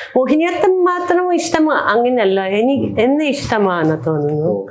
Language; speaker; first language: Malayalam; non-native, learner; Japanese